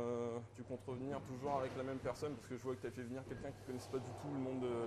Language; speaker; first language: French; native; French